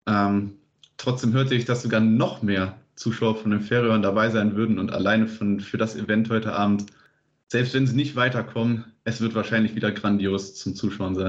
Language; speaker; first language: German; native; German